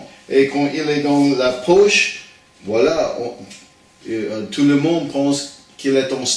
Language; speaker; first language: French; non-native, learner; English